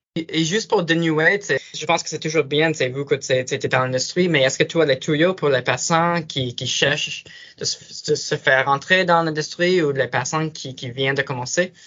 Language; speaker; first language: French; non-native, learner; English